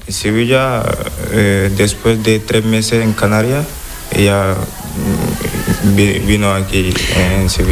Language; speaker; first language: Spanish; non-native, learner; Wolof